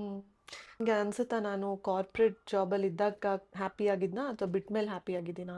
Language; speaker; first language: Kannada; native; Kannada